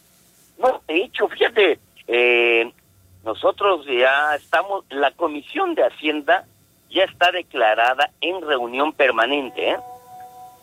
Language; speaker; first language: Spanish; native; Spanish